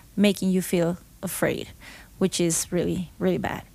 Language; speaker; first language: English; non-native, learner; Spanish